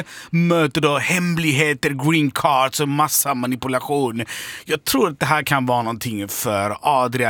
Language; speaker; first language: Swedish; native; Swedish